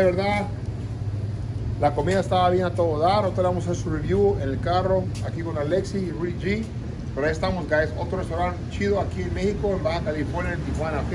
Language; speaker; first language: Spanish; early bilingual, heritage; English